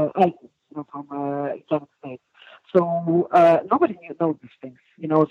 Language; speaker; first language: English; non-native, fluent; Hebrew